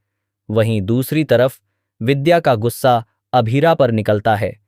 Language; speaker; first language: Hindi; native; Hindi